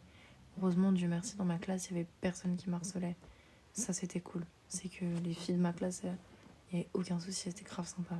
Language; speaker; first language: French; native; French